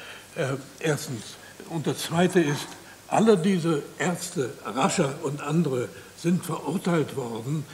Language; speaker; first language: German; native; German